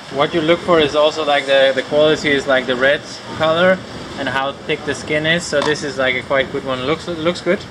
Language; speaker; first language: English; non-native, fluent; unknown